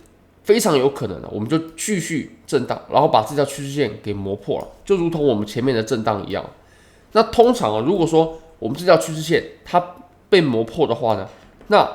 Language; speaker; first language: Chinese; native; Chinese